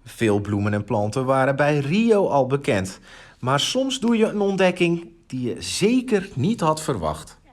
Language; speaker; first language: Dutch; native; Dutch